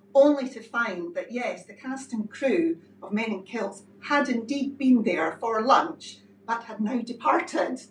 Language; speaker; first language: English; native; English